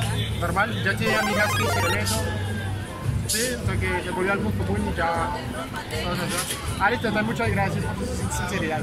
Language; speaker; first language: Spanish; non-native, fluent; French